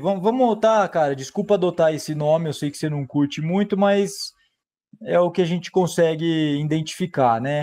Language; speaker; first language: Portuguese; native; Portuguese